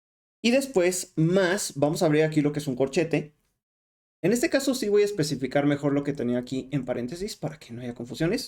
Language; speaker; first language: Spanish; native; Spanish